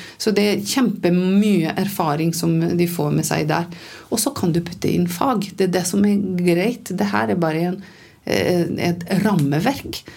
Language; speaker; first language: Norwegian; non-native, fluent; Romanian